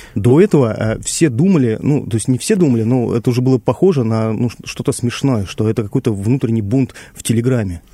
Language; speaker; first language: Russian; native; Russian